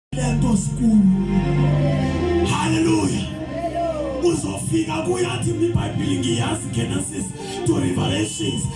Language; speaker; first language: Zulu; non-native, local second language; Xhosa